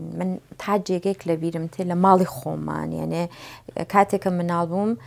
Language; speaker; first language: Central Kurdish; native; Central Kurdish